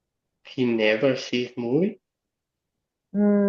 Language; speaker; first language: English; non-native, learner; Spanish